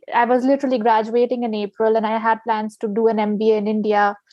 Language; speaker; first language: English; non-native, local second language; Hindi